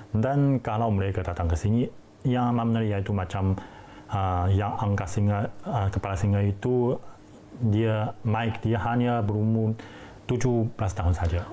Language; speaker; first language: Malay; non-native, fluent; Chinese